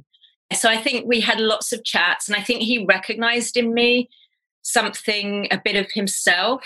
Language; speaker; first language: English; native; English